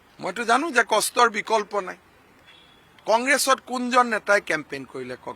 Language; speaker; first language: Assamese; native; Assamese